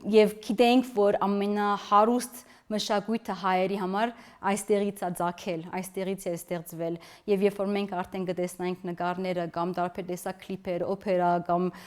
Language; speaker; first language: Armenian; early bilingual, heritage; Armenian